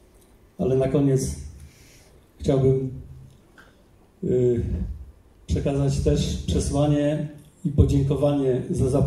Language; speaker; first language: Polish; native; Polish